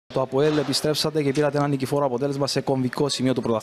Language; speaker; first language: Greek; native; Greek